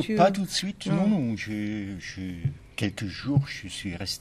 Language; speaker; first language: French; non-native, fluent; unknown